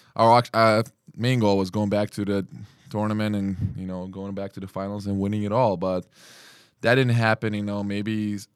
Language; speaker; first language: English; early bilingual, other home language; Lithuanian